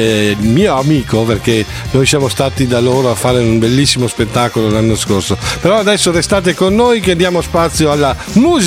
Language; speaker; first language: Italian; native; Italian